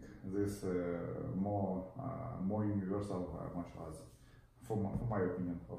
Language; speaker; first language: English; non-native, learner; Russian